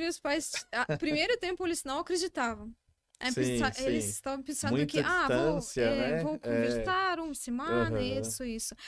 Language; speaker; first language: Portuguese; non-native, learner; Russian